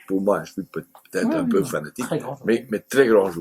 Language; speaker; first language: French; non-native, fluent; Dutch